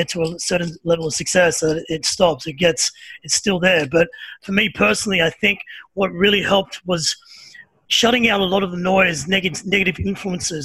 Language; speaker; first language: English; native; English